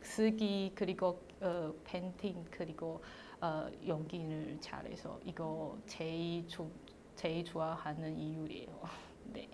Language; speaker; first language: Korean; non-native, learner; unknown